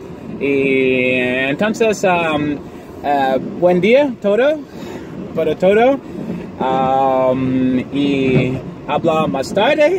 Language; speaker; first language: Spanish; non-native, learner; English